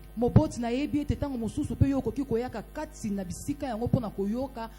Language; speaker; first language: Lingala; native; Lingala